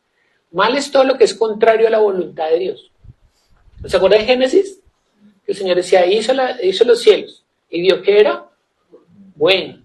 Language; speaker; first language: Spanish; native; Spanish